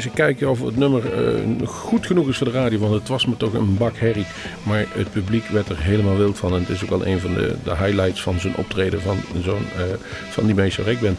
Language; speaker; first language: Dutch; native; Dutch